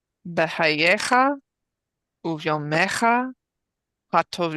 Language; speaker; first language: Hebrew; non-native, learner; English